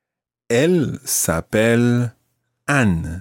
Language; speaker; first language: French; non-native, fluent; English